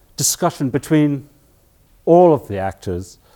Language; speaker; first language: English; native; English